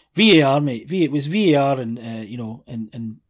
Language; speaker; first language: English; native; English